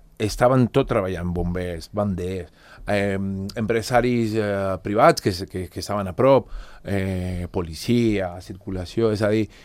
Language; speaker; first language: Catalan; non-native, fluent; Spanish